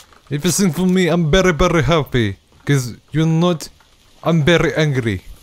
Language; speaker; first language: English; non-native, learner; Korean